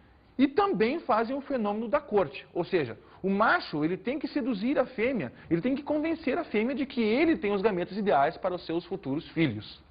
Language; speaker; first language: Portuguese; native; Portuguese